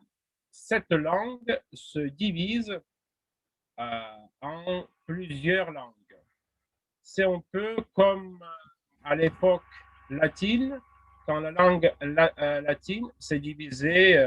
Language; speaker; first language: French; non-native, fluent; Russian